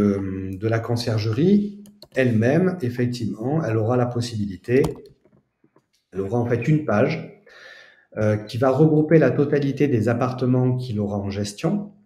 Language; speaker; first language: French; native; French